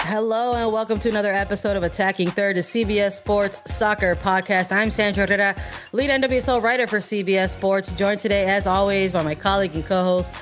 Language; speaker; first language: English; native; English